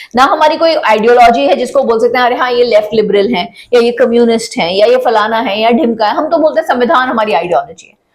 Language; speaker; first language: Hindi; non-native, local second language; Marathi